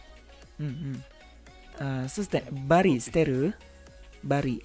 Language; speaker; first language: Japanese; non-native, learner; Indonesian